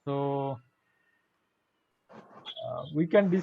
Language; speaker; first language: English; non-native, learner; Bangla